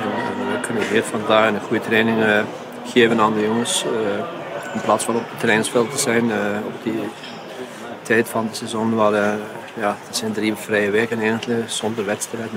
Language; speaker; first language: Dutch; non-native, fluent; Icelandic